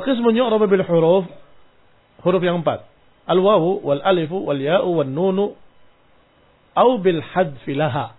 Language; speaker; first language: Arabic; non-native, fluent; Indonesian